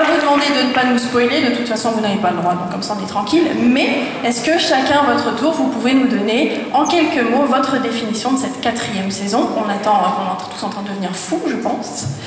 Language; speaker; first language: French; native; French